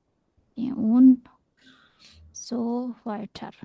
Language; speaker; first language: German; non-native, learner; Indonesian